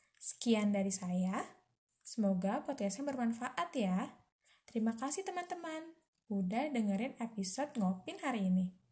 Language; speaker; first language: Indonesian; native; Indonesian